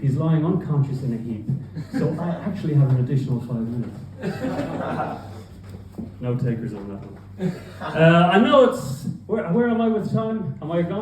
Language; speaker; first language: English; native; English